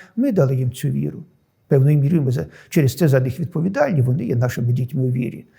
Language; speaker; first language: Ukrainian; native; Ukrainian